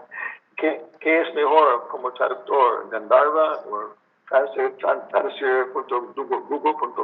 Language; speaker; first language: Spanish; non-native, learner; English